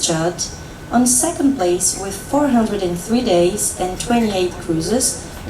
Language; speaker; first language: English; non-native, fluent; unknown